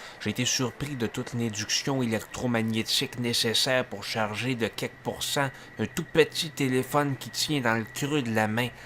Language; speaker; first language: French; native; French